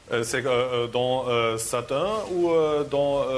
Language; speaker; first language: French; non-native, learner; German